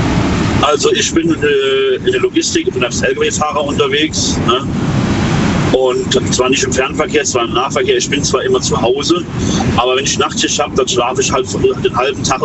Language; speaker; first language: German; native; German